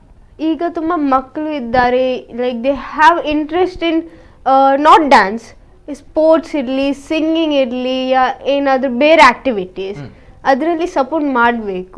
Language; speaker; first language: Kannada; non-native, local second language; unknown